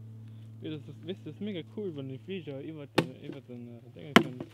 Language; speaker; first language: German; non-native, local second language; Luxembourgish